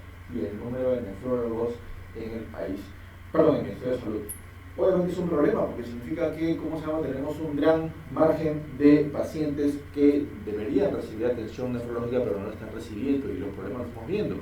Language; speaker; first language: Spanish; native; Spanish